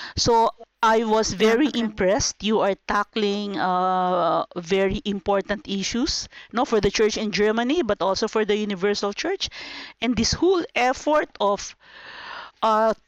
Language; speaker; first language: English; non-native, local second language; Filipino